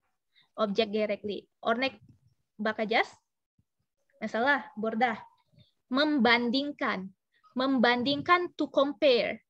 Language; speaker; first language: Turkish; non-native, learner; Indonesian